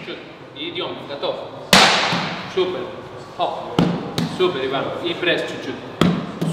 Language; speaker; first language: Russian; non-native, learner; Spanish